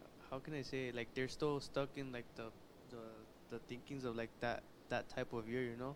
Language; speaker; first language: English; early bilingual, other home language; Spanish